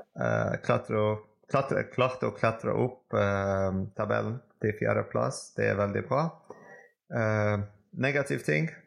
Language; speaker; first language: Norwegian; non-native, fluent; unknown